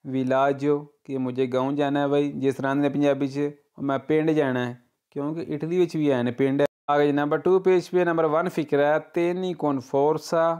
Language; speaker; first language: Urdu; non-native, local second language; Punjabi